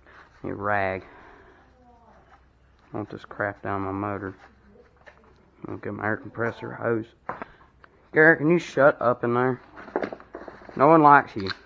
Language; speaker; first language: English; native; English